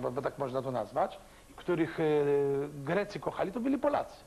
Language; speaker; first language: Polish; early bilingual, other home language; Greek